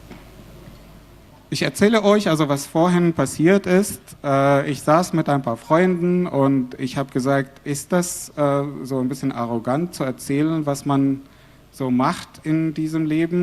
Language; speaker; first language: German; non-native, fluent; Arabic